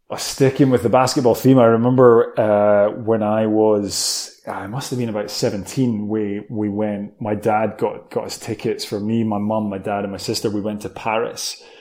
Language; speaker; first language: English; native; English